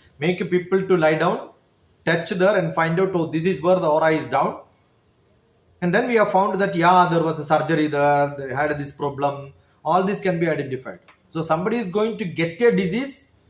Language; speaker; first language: English; non-native, local second language; Malayalam